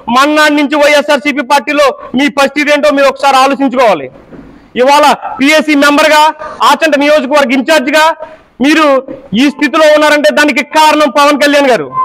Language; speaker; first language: Telugu; native; Telugu